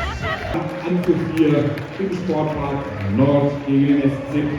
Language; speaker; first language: German; native; German